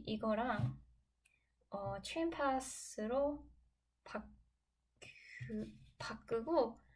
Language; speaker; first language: Korean; non-native, learner; English